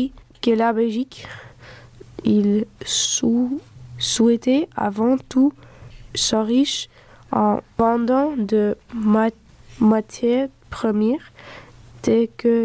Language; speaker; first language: French; early bilingual, other home language; Dutch